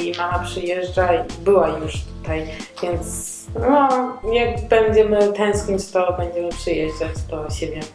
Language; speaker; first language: Polish; non-native, learner; Georgian